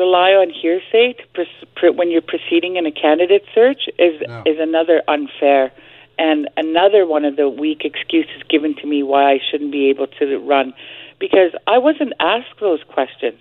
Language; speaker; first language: English; native; English